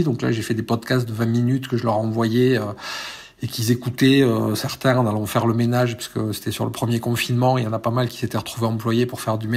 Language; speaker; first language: French; native; French